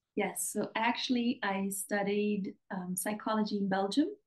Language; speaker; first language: English; non-native, fluent; Dutch